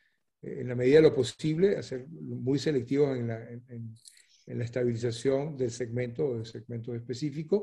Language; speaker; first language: Spanish; native; Spanish